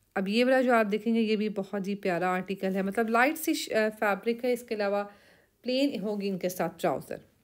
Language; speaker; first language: Urdu; native; Urdu